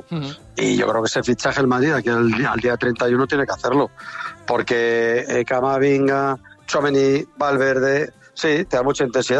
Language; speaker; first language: Spanish; native; Spanish